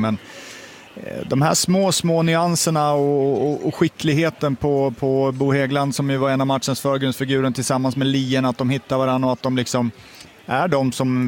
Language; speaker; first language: Swedish; native; Swedish